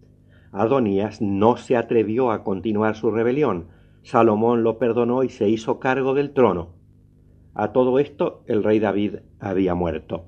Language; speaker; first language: Spanish; native; Spanish